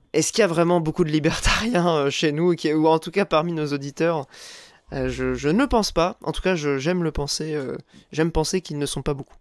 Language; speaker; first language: French; native; French